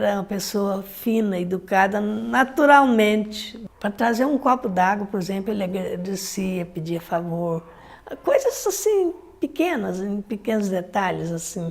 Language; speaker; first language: Portuguese; native; Portuguese